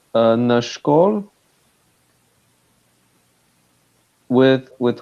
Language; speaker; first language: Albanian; non-native, learner; Chinese